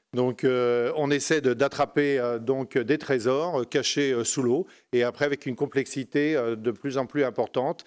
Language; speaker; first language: French; native; French